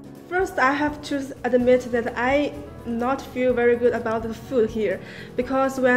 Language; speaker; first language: English; non-native, learner; Chinese